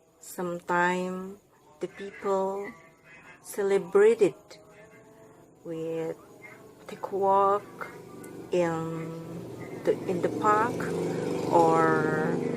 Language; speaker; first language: English; non-native, learner; Indonesian